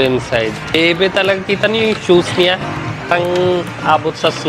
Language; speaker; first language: Filipino; non-native, learner; Punjabi